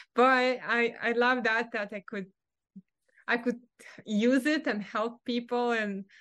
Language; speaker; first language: English; non-native, fluent; Russian